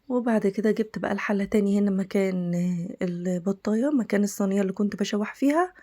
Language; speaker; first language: Arabic; native; Arabic